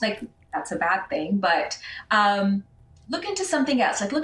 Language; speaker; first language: English; non-native, local second language; Urdu